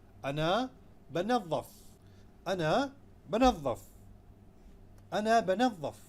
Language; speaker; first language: Arabic; non-native, fluent; Urdu